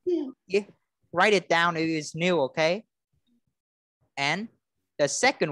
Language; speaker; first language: English; non-native, fluent; Vietnamese